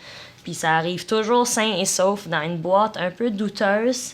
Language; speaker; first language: French; native; French